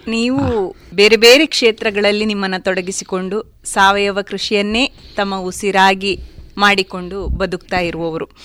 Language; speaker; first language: Kannada; native; Kannada